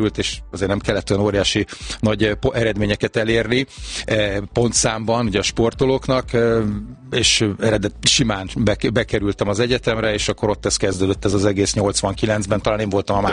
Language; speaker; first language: Hungarian; native; Hungarian